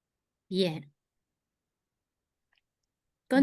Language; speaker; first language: Spanish; native; Spanish